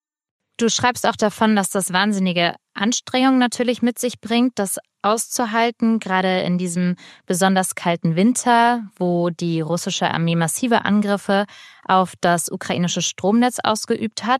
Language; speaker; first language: German; native; German